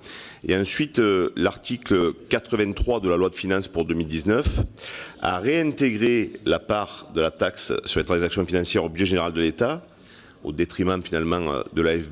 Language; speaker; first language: French; native; French